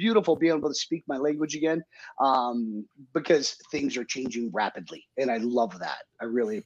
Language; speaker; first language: English; native; English